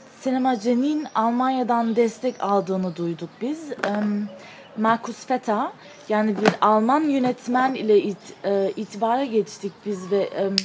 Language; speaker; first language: Turkish; early bilingual, other home language; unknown